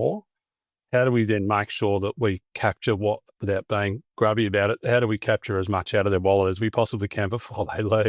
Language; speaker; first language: English; native; English